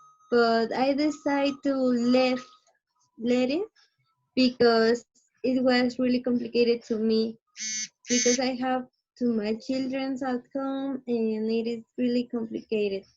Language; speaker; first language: English; non-native, learner; Spanish